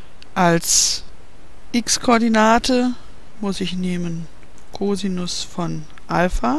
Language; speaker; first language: German; native; German